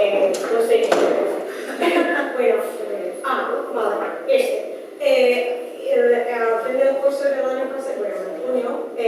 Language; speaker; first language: Spanish; non-native, fluent; Dutch